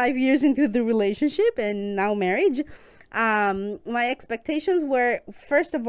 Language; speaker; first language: English; non-native, fluent; Spanish